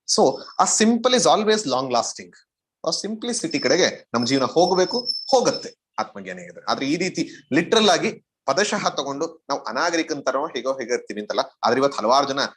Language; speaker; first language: Kannada; native; Kannada